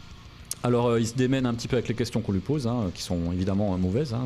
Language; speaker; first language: French; native; French